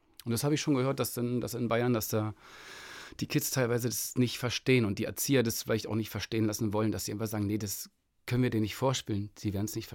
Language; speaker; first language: German; native; German